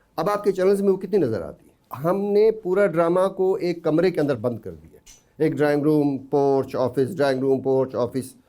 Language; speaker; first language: Urdu; non-native, local second language; Baluchi